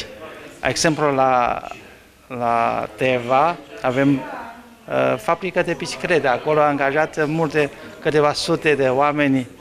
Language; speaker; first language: Romanian; non-native, learner; Chinese